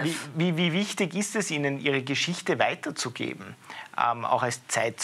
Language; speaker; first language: German; native; German